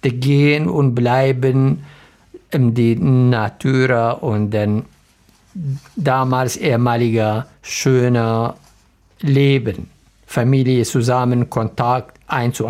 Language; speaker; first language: German; non-native, learner; Arabic